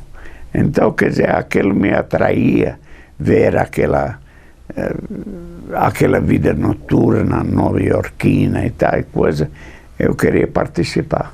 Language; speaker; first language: Portuguese; non-native, fluent; English